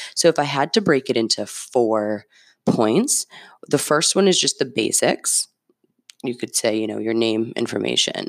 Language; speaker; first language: English; native; English